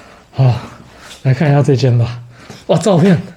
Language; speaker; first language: Chinese; native; Chinese